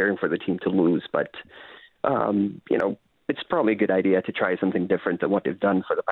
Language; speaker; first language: English; non-native, fluent; Norwegian